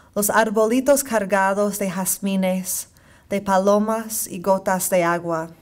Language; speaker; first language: Spanish; non-native, fluent; English